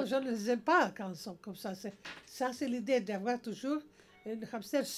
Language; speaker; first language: French; non-native, learner; English